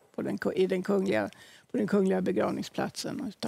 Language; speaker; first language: Swedish; native; Swedish